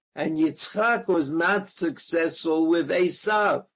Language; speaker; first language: English; native; English